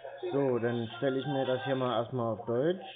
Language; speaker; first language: German; native; German